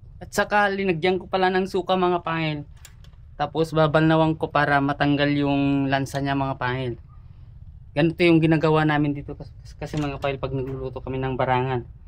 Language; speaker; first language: Filipino; non-native, local second language; Iloko